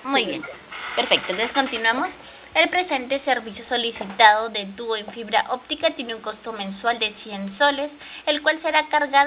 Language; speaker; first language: Spanish; native; Spanish